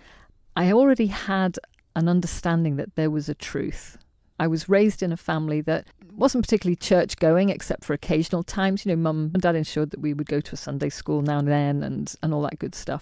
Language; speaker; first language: English; native; English